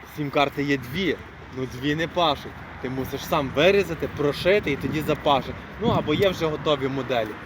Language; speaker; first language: Ukrainian; native; Ukrainian